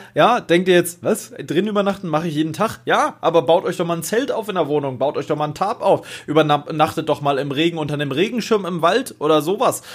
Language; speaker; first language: German; native; German